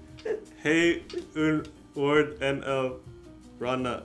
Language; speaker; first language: Spanish; non-native, learner; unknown